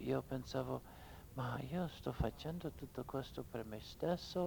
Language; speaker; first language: Italian; non-native, fluent; English